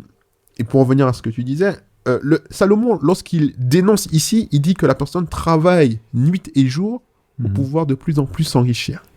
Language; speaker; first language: French; native; French